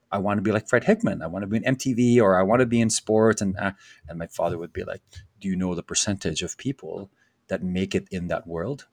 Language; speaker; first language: English; non-native, local second language; Filipino